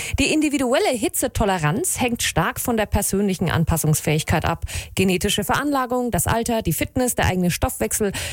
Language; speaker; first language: German; native; German